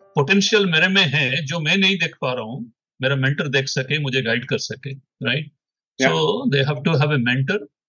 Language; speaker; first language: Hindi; non-native, local second language; Odia